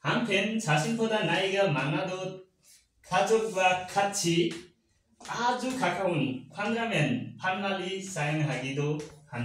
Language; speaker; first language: Korean; non-native, learner; Nepali